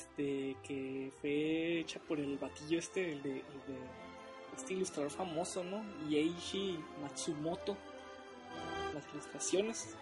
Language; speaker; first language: Spanish; native; Spanish